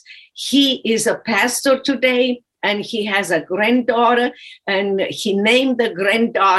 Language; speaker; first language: English; non-native, fluent; Romanian